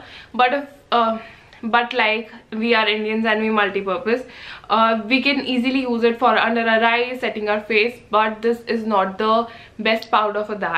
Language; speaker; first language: English; non-native, local second language; Hindi